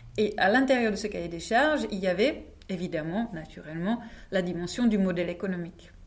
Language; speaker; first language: French; non-native, fluent; Czech